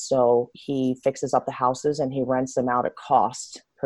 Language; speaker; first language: English; native; English